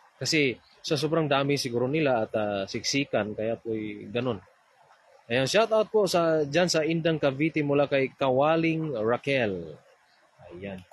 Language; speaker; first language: Filipino; non-native, local second language; Cebuano